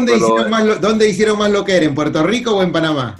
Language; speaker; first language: Spanish; native; Spanish